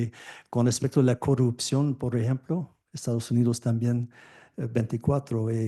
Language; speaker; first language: Spanish; non-native, fluent; French